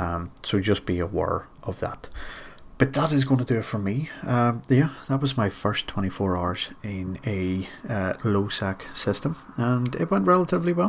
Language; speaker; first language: English; native; English